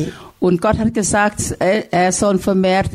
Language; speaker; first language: German; non-native, learner; Thai